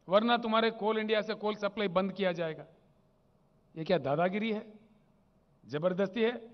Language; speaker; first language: Hindi; non-native, local second language; Telugu